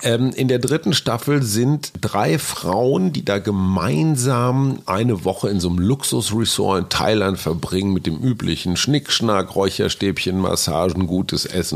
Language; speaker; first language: German; native; German